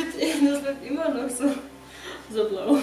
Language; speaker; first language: German; non-native, fluent; Romanian